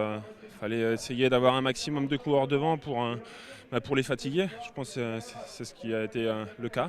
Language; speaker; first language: French; native; French